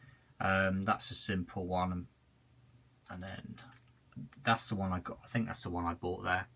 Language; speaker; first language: English; native; English